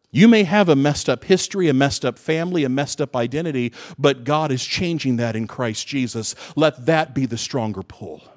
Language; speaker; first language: English; native; English